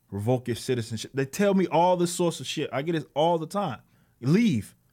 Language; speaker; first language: English; native; English